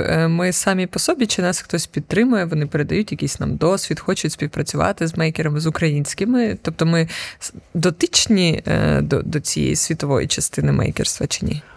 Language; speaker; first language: Ukrainian; native; Ukrainian